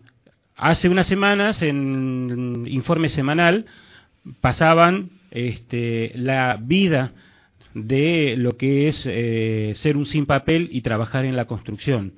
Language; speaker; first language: Spanish; native; Spanish